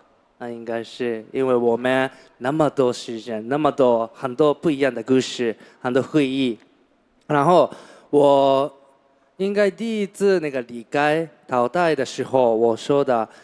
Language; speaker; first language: Chinese; non-native, learner; Japanese